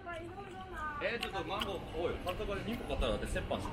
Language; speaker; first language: Japanese; native; Japanese